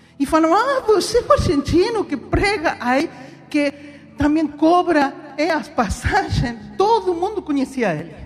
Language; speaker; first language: Portuguese; non-native, fluent; Spanish